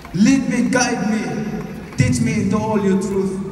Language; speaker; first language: English; non-native, local second language; Filipino